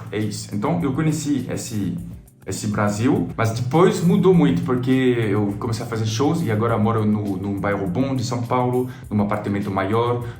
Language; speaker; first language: Portuguese; non-native, fluent; French